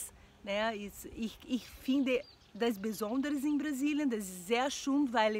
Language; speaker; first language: German; non-native, learner; Portuguese